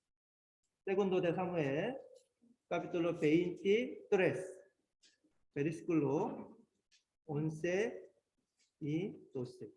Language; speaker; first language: Spanish; non-native, learner; Korean